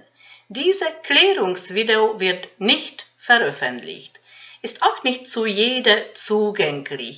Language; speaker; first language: German; non-native, fluent; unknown